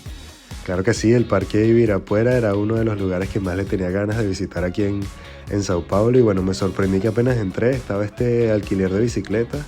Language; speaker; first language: Spanish; native; Spanish